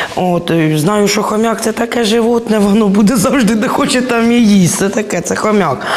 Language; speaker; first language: Ukrainian; native; Ukrainian